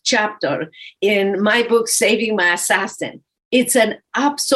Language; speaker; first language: English; non-native, fluent; Romanian